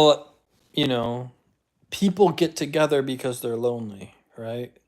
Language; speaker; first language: English; native; English